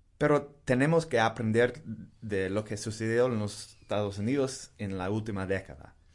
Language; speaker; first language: Spanish; non-native, fluent; English